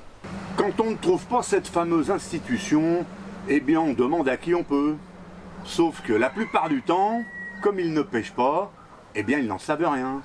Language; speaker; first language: French; native; French